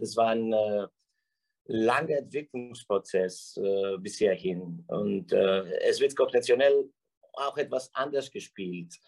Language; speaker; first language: German; non-native, fluent; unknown